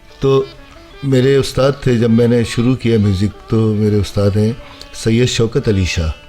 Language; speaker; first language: Urdu; native; Urdu